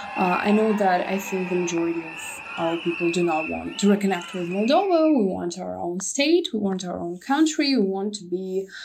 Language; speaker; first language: English; non-native, fluent; Russian